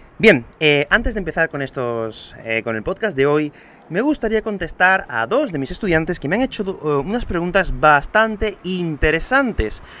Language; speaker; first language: Spanish; native; Spanish